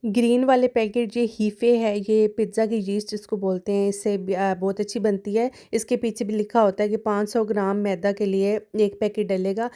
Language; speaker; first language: Urdu; native; Urdu